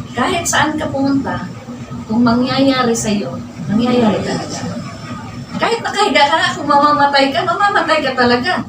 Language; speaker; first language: Filipino; non-native, local second language; Iloko